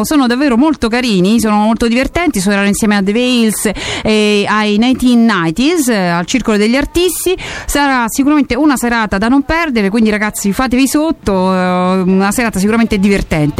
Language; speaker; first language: Italian; native; Italian